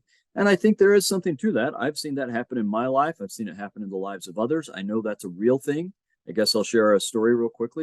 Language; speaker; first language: English; native; English